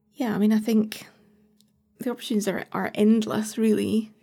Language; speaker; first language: English; native; English